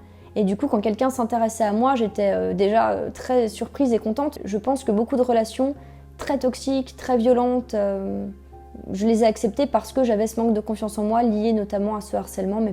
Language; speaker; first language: French; native; French